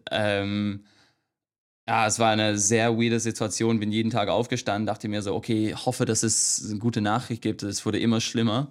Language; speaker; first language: German; non-native, fluent; English